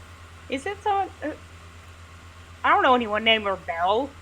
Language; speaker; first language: English; native; English